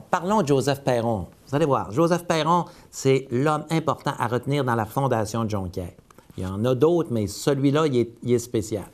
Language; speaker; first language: French; native; French